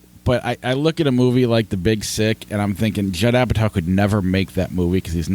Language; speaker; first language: English; native; English